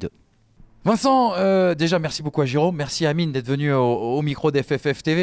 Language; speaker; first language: French; native; French